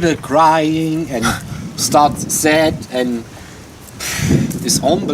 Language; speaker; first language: English; non-native, learner; German